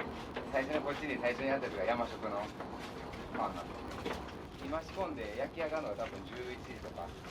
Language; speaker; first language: Japanese; native; Japanese